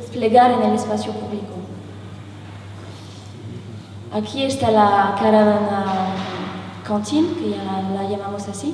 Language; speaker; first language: Spanish; non-native, learner; French